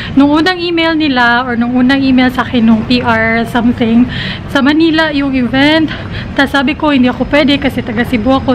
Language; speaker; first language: Filipino; non-native, local second language; Cebuano